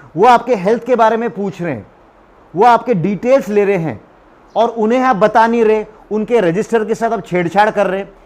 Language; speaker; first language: Hindi; non-native, local second language; Marathi